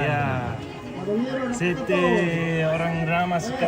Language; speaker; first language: Indonesian; non-native, learner; English